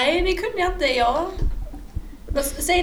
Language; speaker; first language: Swedish; native; Swedish